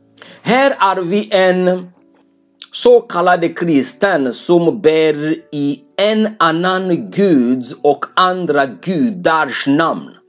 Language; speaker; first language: Swedish; non-native, fluent; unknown